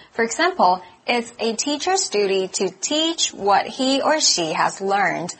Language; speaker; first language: English; non-native, fluent; Chinese